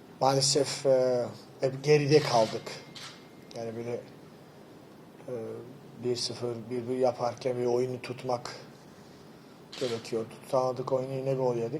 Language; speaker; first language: Turkish; non-native, fluent; Georgian